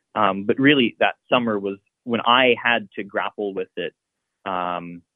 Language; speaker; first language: English; native; English